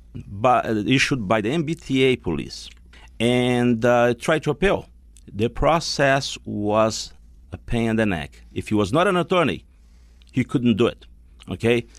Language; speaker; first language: English; non-native, fluent; Portuguese